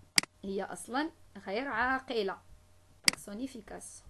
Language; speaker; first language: Arabic; native; Arabic